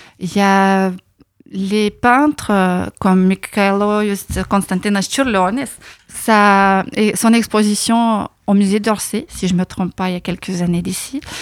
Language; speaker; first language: French; non-native, fluent; Lithuanian